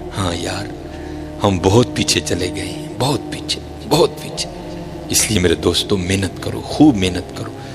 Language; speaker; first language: Urdu; non-native, local second language; Punjabi